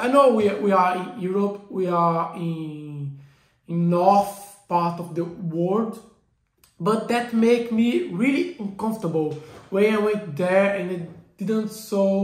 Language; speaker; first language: English; non-native, learner; Portuguese